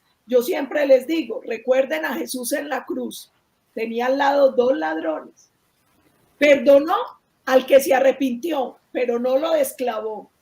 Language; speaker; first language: Spanish; native; Spanish